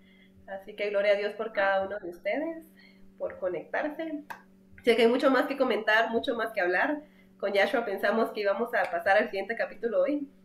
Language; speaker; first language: Spanish; native; Spanish